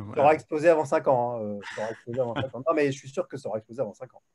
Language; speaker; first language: French; native; French